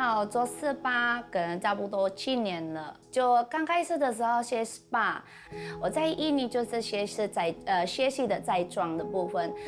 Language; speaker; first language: Chinese; non-native, fluent; Indonesian